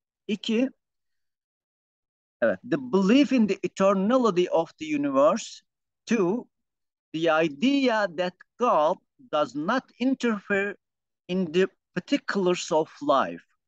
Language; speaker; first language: English; non-native, fluent; Turkish